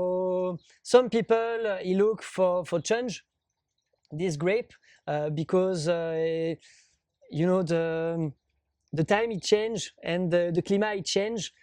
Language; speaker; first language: English; non-native, learner; French